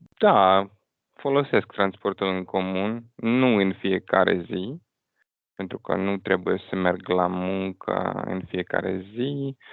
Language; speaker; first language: Romanian; non-native, fluent; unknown